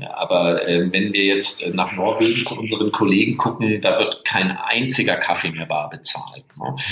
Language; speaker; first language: German; native; German